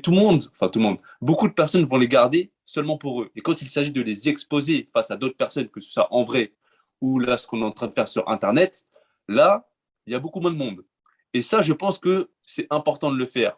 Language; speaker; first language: French; native; French